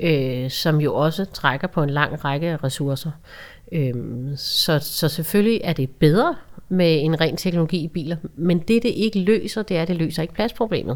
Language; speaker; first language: Danish; native; Danish